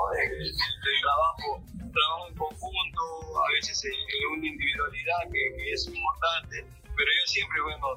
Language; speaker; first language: Spanish; native; Spanish